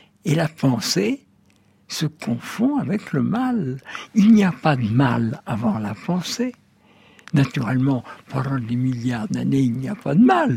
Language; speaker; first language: French; native; French